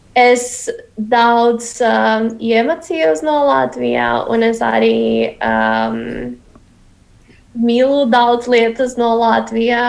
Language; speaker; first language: Latvian; non-native, learner; Spanish